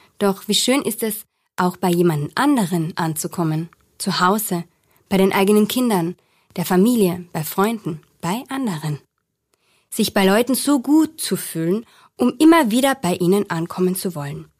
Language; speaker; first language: German; native; German